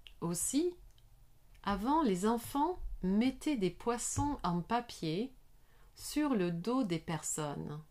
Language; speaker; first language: French; non-native, learner; English